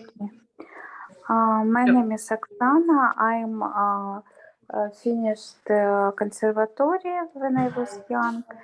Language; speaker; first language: English; non-native, learner; Russian